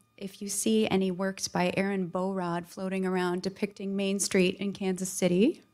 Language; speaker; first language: English; native; English